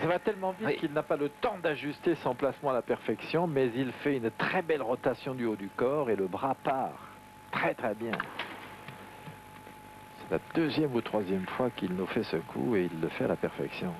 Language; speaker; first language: French; native; French